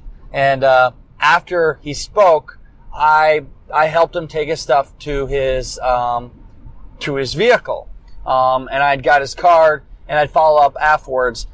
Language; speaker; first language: English; native; English